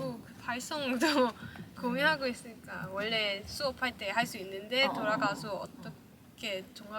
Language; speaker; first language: Korean; non-native, learner; Cantonese